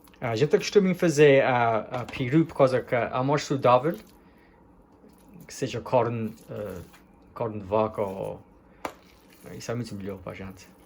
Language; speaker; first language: Portuguese; early bilingual, heritage; Portuguese